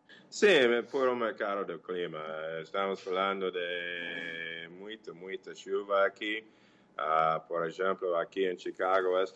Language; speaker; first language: Portuguese; non-native, learner; English